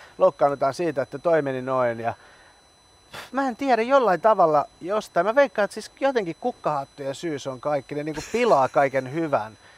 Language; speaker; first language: Finnish; early bilingual, other home language; Persian